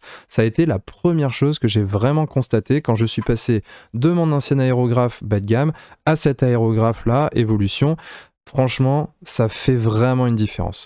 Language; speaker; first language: French; native; French